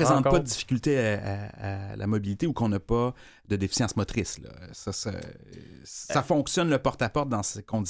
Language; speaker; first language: French; native; French